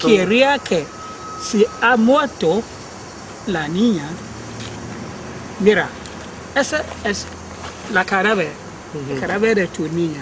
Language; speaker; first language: Spanish; non-native, learner; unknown